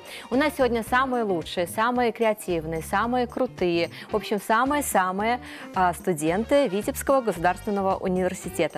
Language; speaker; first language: Russian; native; Russian